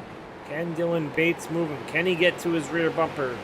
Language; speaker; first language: English; native; English